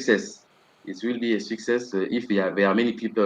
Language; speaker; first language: English; non-native, learner; French